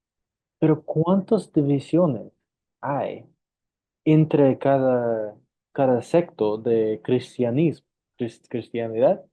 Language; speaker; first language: Spanish; non-native, fluent; English